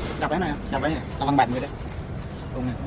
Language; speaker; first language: Thai; non-native, local second language; Northeastern Thai